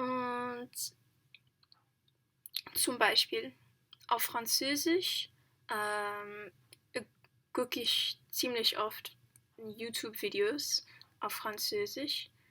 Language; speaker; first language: German; non-native, learner; English